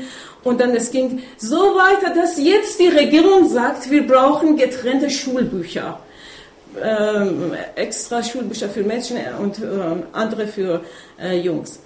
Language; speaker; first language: German; non-native, fluent; Persian